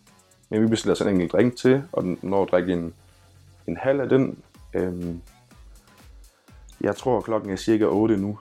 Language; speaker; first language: Danish; native; Danish